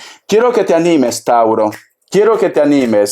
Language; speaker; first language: Spanish; native; Spanish